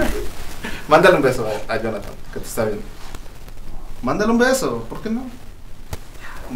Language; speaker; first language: Spanish; native; Spanish